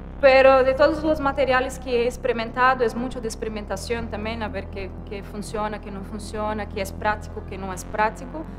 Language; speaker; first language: Spanish; non-native, fluent; Portuguese